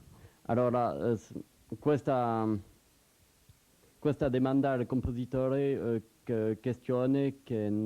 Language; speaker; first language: Italian; non-native, learner; French